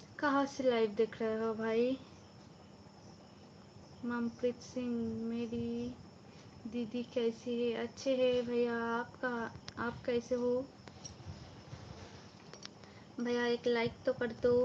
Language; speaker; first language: Hindi; non-native, local second language; Bangla